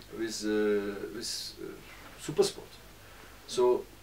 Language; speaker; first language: English; non-native, fluent; Turkish